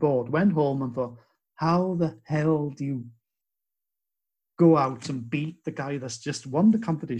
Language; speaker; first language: English; native; English